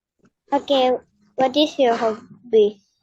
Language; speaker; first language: English; non-native, learner; Tamil